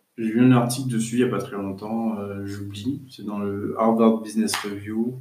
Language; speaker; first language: French; native; French